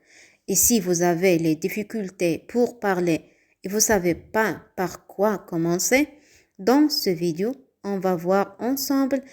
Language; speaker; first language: French; non-native, fluent; Arabic